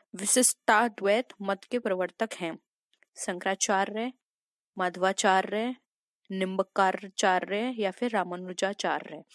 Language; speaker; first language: Hindi; native; Hindi